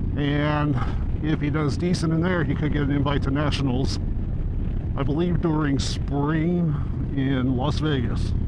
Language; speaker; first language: English; native; English